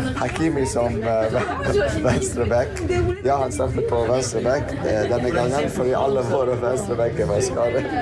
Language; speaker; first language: Norwegian; non-native, fluent; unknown